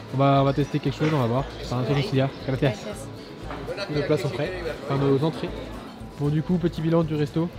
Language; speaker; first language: French; native; French